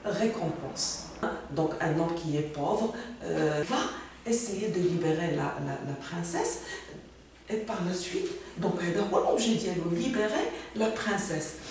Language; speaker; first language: French; non-native, local second language; Arabic